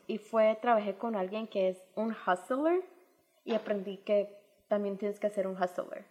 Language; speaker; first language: Spanish; early bilingual, heritage; Spanish